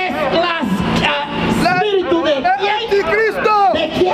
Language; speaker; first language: Spanish; non-native, learner; English